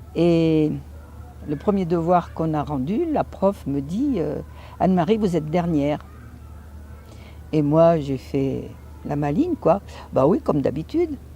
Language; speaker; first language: French; native; French